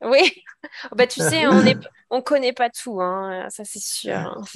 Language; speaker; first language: French; native; French